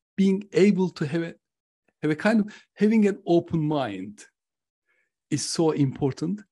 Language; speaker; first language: English; non-native, fluent; Turkish